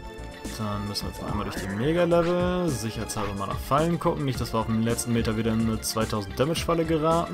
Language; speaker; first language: German; native; German